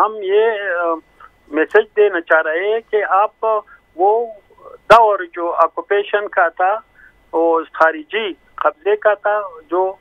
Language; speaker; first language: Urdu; non-native, fluent; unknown